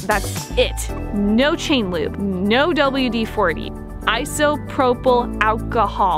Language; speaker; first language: English; native; English